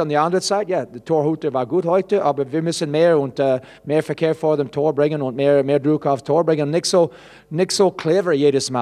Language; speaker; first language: German; non-native, fluent; English